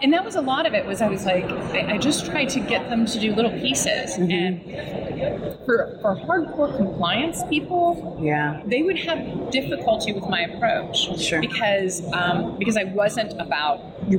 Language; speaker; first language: English; native; English